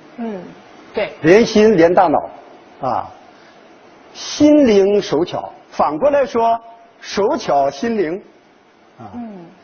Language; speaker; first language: Chinese; native; Chinese